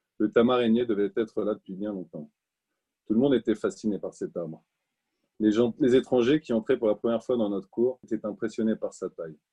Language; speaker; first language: French; native; French